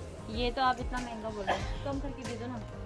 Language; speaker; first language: Hindi; non-native, local second language; Malayalam